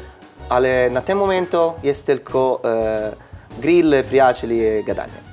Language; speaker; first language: Polish; non-native, learner; Italian